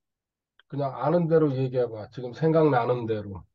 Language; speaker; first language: Korean; native; Korean